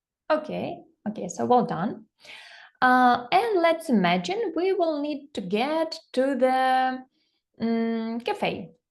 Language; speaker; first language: English; non-native, fluent; Ukrainian